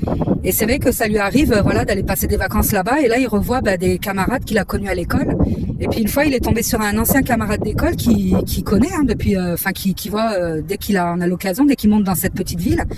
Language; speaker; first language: French; native; French